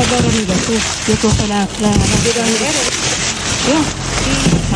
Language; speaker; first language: Spanish; non-native, learner; Arabic